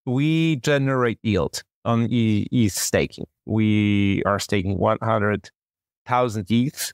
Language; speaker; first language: English; non-native, fluent; Polish